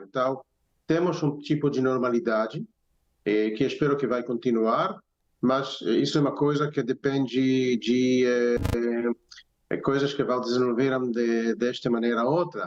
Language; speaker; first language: Portuguese; non-native, fluent; Hebrew